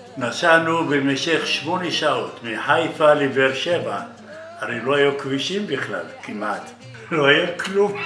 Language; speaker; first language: Hebrew; non-native, fluent; Arabic